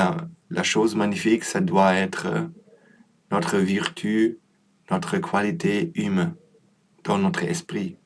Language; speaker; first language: French; non-native, learner; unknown